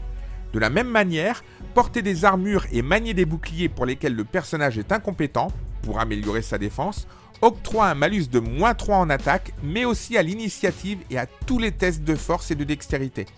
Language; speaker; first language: French; native; French